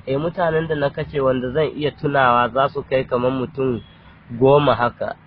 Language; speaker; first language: Hausa; non-native, local second language; Fula